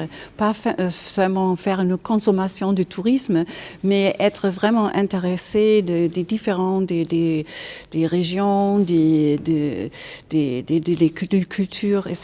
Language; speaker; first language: French; non-native, fluent; German